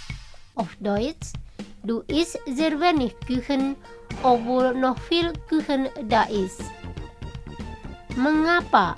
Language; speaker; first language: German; non-native, fluent; Indonesian